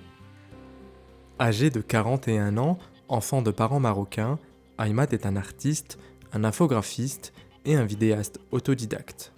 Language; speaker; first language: French; native; French